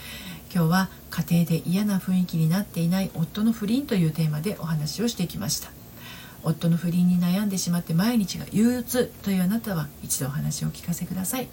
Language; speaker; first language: Japanese; native; Japanese